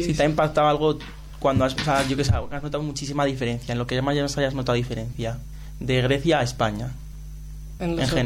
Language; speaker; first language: Spanish; native; Spanish